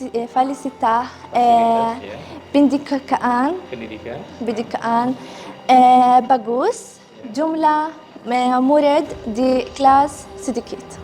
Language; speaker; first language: Indonesian; non-native, learner; Arabic